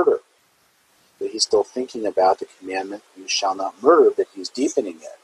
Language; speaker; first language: English; native; English